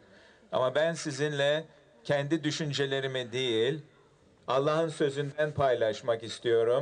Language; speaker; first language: Turkish; early bilingual, heritage; Turkish